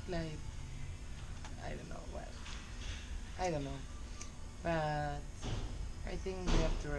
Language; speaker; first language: English; non-native, learner; Spanish